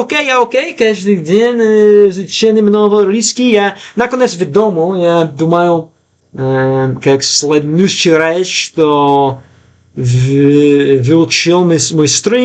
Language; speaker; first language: Russian; non-native, learner; English